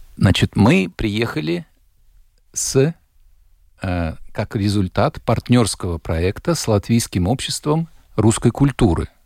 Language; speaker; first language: Russian; native; Russian